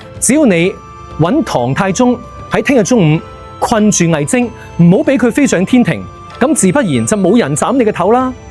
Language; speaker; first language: Cantonese; native; Cantonese